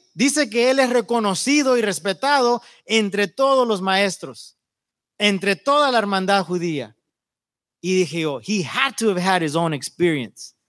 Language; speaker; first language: Spanish; native; Spanish